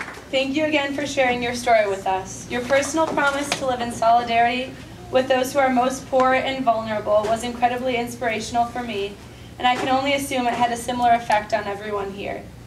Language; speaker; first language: English; native; English